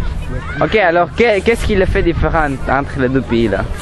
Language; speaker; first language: French; non-native, learner; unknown